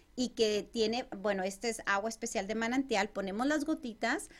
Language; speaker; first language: Spanish; native; Spanish